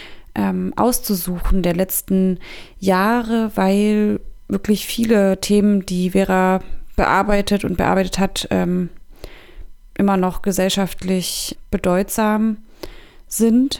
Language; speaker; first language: German; native; German